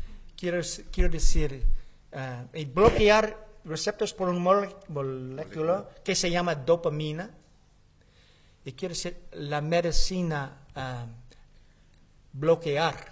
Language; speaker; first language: Spanish; non-native, learner; English